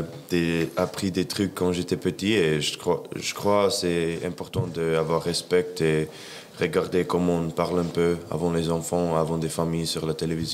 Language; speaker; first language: French; non-native, fluent; English